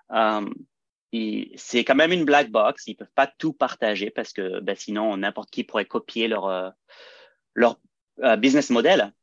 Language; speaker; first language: French; early bilingual, heritage; French